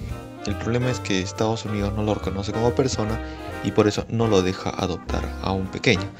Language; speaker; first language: Spanish; native; Spanish